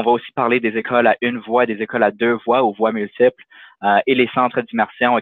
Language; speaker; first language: French; native; French